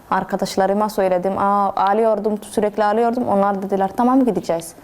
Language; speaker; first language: Turkish; non-native, fluent; Somali